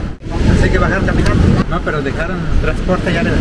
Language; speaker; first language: Spanish; native; Spanish